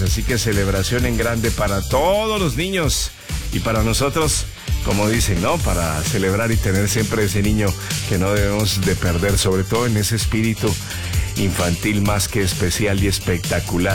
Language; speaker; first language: Spanish; native; Spanish